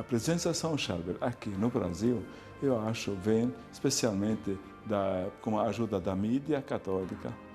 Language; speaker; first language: Portuguese; non-native, fluent; Arabic